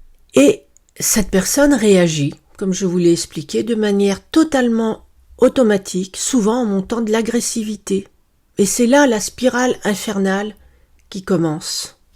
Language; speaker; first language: French; native; French